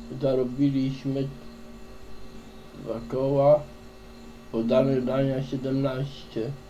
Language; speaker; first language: Polish; native; Polish